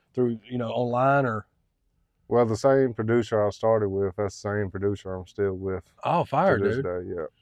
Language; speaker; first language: English; native; English